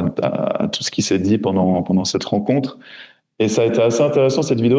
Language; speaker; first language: French; native; French